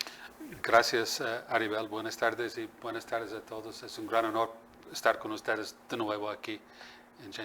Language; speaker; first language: Spanish; non-native, fluent; English